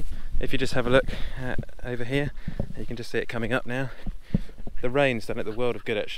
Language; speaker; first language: English; native; English